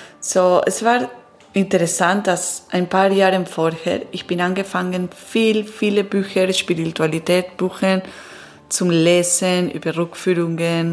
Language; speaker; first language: German; non-native, learner; Italian